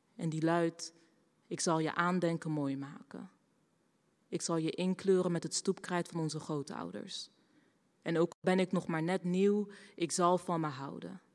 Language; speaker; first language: Dutch; native; Dutch